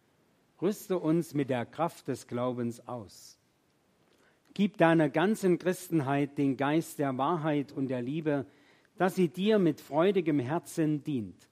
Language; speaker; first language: German; native; German